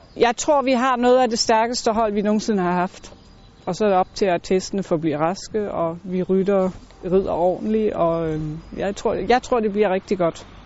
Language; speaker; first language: Danish; early bilingual, heritage; Danish